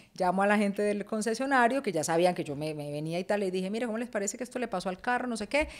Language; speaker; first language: Spanish; native; Spanish